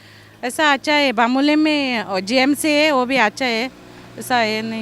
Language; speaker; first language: Hindi; non-native, local second language; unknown